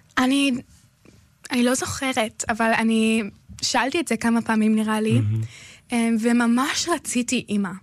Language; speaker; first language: Hebrew; early bilingual, other home language; English